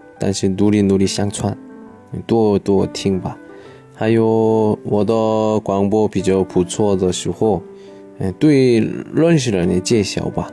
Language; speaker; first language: Chinese; non-native, learner; Korean